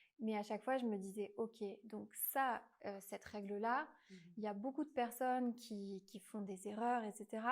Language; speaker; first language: French; native; French